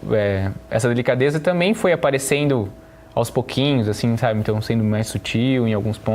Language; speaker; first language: Portuguese; native; Portuguese